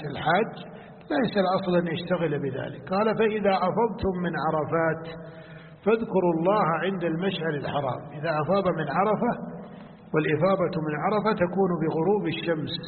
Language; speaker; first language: Arabic; native; Arabic